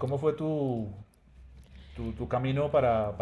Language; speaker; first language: Spanish; native; Spanish